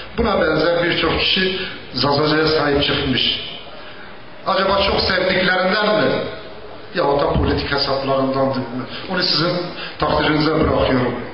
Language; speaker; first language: Turkish; non-native, local second language; Zaza